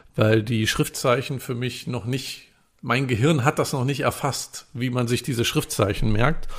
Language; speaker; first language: German; native; German